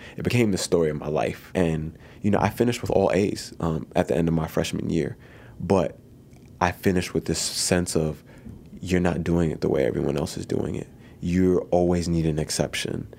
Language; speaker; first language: English; native; English